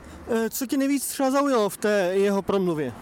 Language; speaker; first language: Czech; native; Czech